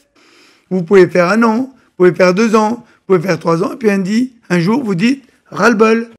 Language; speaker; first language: French; native; French